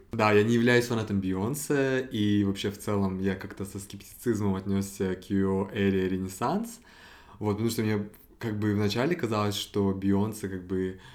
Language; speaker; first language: Russian; native; Russian